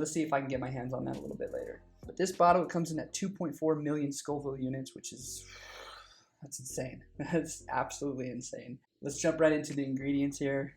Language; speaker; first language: English; native; English